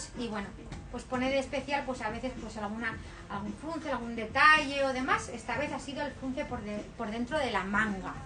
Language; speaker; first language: Spanish; native; Spanish